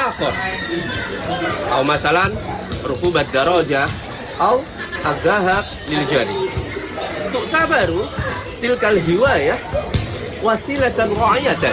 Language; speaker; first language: Arabic; non-native, fluent; Indonesian